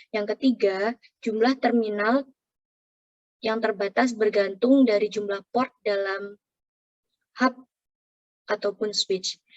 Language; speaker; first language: Indonesian; native; Indonesian